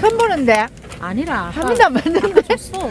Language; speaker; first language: Korean; native; Korean